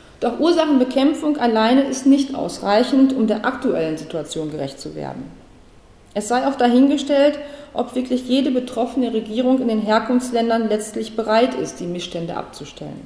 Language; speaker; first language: German; native; German